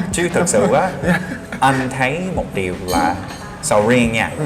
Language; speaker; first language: Vietnamese; non-native, fluent; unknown